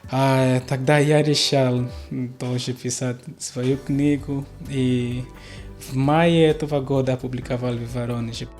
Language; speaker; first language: Russian; non-native, learner; Portuguese